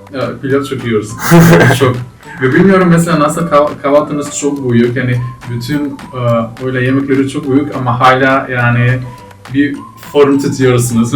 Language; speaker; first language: Turkish; non-native, fluent; Macedonian